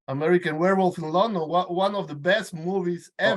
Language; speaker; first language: English; non-native, fluent; Spanish